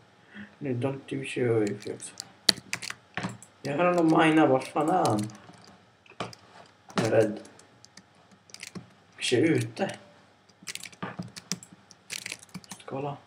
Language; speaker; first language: Swedish; native; Swedish